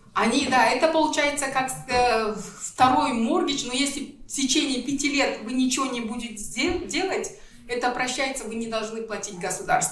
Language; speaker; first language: Russian; non-native, local second language; Kyrgyz